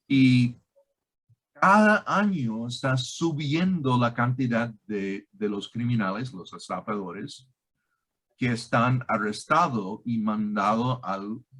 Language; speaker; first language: Spanish; non-native, fluent; English